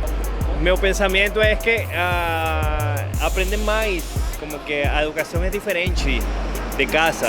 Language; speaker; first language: Portuguese; non-native, learner; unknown